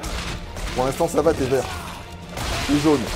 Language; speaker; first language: French; native; French